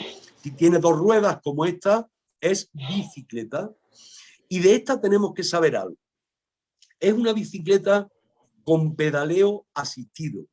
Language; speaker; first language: Spanish; native; Spanish